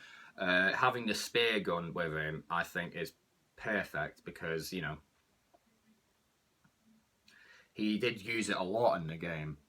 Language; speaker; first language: English; native; English